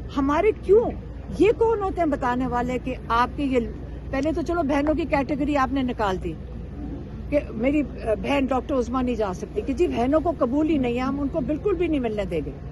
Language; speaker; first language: Urdu; native; Urdu